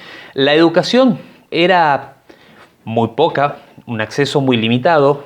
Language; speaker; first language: Spanish; native; Spanish